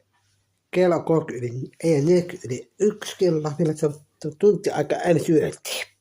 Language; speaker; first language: Finnish; non-native, learner; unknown